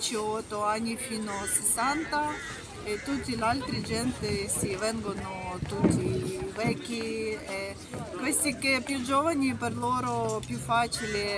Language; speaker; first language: Italian; non-native, learner; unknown